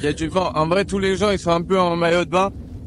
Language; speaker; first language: French; native; French